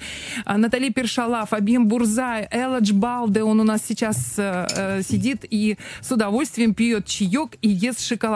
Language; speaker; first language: Russian; native; Russian